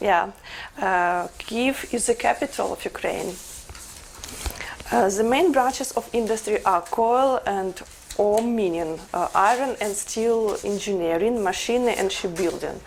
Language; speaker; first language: English; non-native, learner; Ukrainian